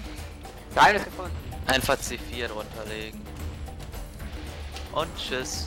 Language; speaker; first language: German; native; German